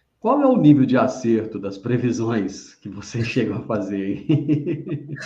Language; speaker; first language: Portuguese; native; Portuguese